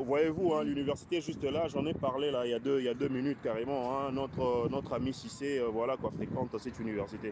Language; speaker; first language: French; non-native, local second language; Lingala